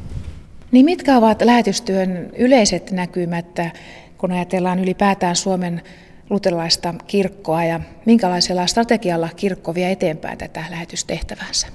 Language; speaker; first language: Finnish; native; Finnish